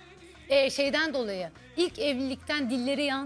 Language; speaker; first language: Turkish; native; Turkish